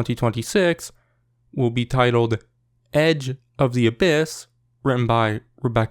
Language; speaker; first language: English; native; English